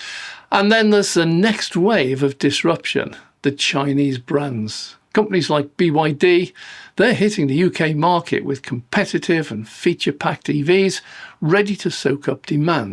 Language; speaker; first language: English; native; English